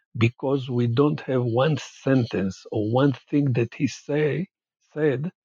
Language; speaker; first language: English; non-native, fluent; Hebrew